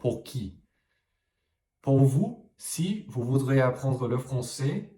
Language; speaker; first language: French; non-native, fluent; English